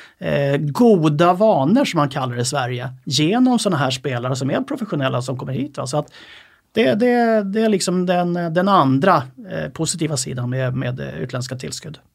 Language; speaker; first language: Swedish; native; Swedish